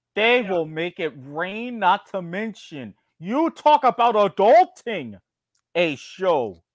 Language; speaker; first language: English; native; English